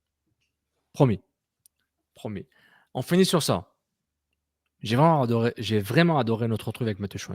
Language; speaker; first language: French; native; French